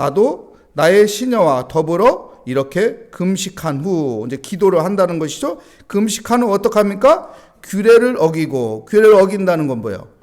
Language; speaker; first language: Korean; native; Korean